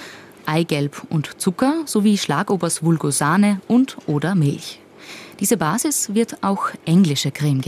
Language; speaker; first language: German; native; German